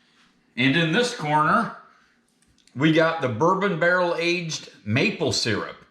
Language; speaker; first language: English; native; English